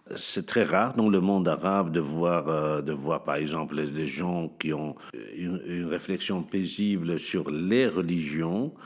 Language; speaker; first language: French; non-native, local second language; Arabic